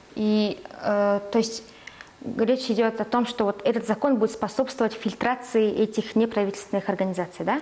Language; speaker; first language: Russian; non-native, fluent; Mongolian